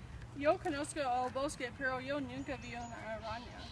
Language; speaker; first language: Spanish; non-native, learner; English